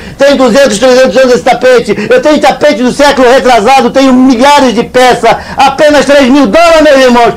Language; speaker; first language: Portuguese; non-native, fluent; Arabic